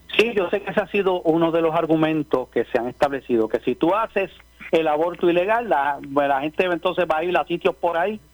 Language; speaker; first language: Spanish; native; Spanish